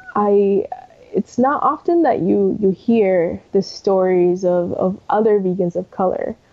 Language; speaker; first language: English; early bilingual, other home language; Spanish